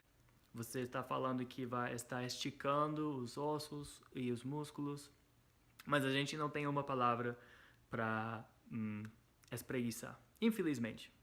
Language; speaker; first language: Portuguese; non-native, fluent; English